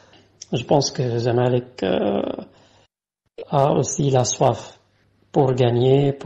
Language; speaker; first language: French; non-native, fluent; Arabic